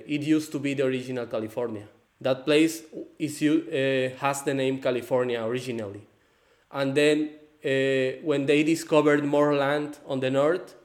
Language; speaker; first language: English; non-native, fluent; Spanish